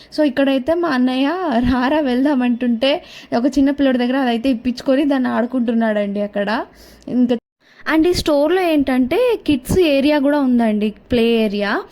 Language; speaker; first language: Telugu; non-native, local second language; Kannada